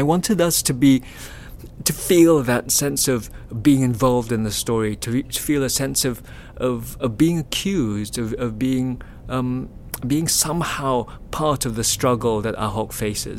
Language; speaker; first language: English; non-native, local second language; Chinese